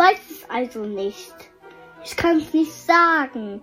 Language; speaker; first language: German; early bilingual, other home language; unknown